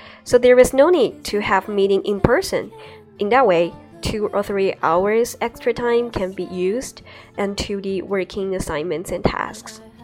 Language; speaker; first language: English; non-native, fluent; Chinese